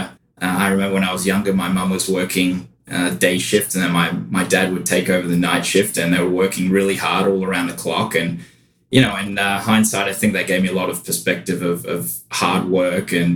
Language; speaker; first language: English; native; English